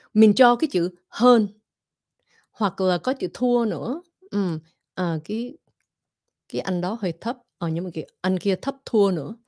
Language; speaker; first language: Vietnamese; early bilingual, heritage; Vietnamese